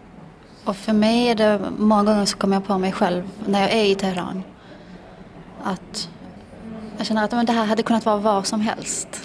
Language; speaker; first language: Swedish; early bilingual, other home language; Persian